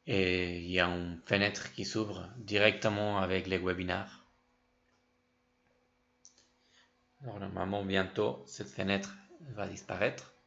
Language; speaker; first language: French; non-native, fluent; Spanish